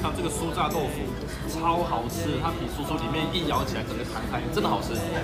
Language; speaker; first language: Chinese; native; Chinese